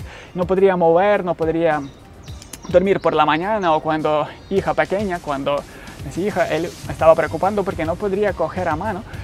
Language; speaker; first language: Spanish; non-native, learner; Ukrainian